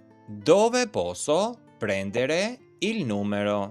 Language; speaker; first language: Italian; non-native, fluent; Albanian